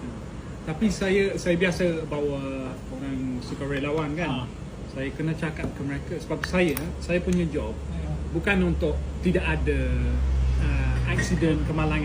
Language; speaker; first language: Malay; native; Malay